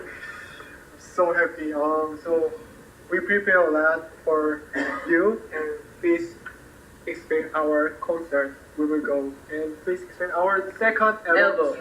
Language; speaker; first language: English; non-native, learner; Korean